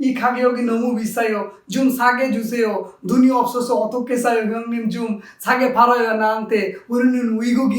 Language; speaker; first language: Korean; non-native, fluent; Bangla